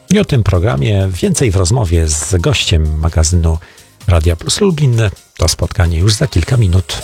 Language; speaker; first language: Polish; native; Polish